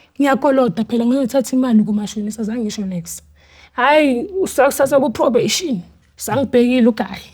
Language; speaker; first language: Zulu; native; Zulu